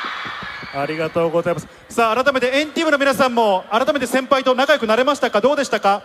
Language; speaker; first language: Japanese; native; Japanese